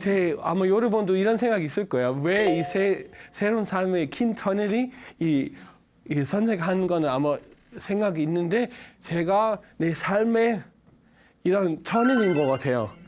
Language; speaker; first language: Korean; non-native, learner; Danish